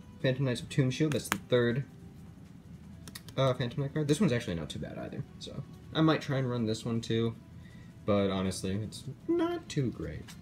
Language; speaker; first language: English; native; English